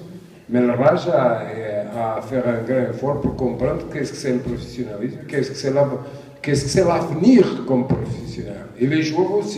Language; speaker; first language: French; non-native, fluent; Portuguese